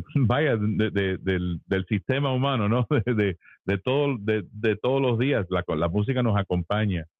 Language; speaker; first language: Spanish; early bilingual, heritage; Spanish